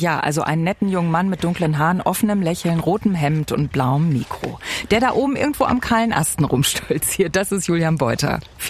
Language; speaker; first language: German; native; German